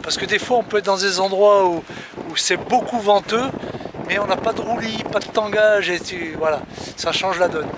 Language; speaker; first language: French; native; French